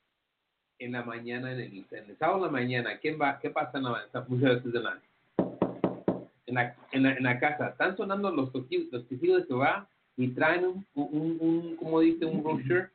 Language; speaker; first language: Spanish; early bilingual, heritage; Spanish